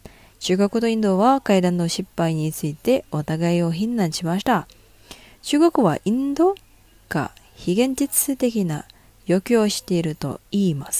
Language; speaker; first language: Japanese; non-native, fluent; Indonesian